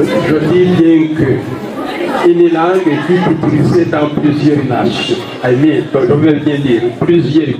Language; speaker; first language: French; non-native, local second language; Kinyarwanda